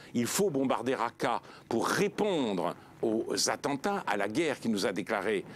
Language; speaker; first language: French; native; French